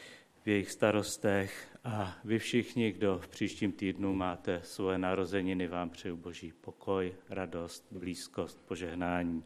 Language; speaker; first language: Czech; native; Czech